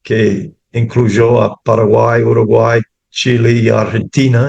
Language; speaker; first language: Spanish; non-native, fluent; English